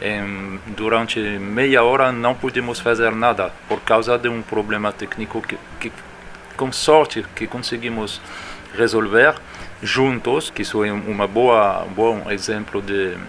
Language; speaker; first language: Portuguese; non-native, fluent; French